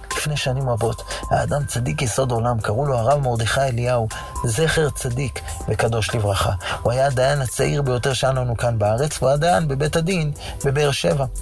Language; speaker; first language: Hebrew; native; Hebrew